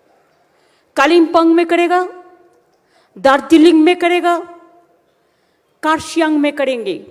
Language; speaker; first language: Hindi; non-native, local second language; Bangla